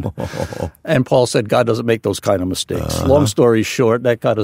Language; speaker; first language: English; native; English